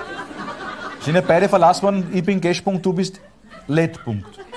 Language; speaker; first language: German; native; German